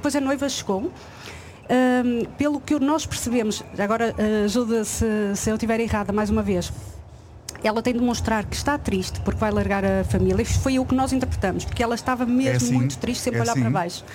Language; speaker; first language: Portuguese; native; Portuguese